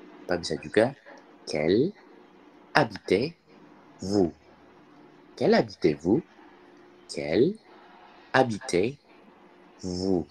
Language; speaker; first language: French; non-native, learner; Indonesian